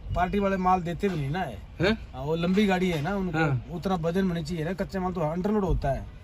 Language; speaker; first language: Hindi; native; Hindi